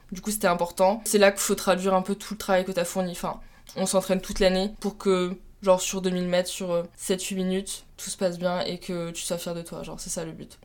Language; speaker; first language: French; native; French